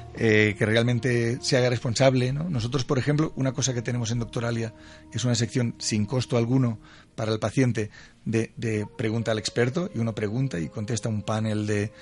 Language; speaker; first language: Spanish; native; Spanish